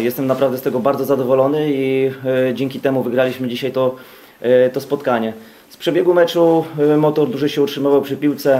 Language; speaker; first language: Polish; native; Polish